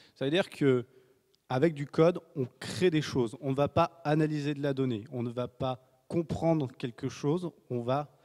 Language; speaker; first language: French; native; French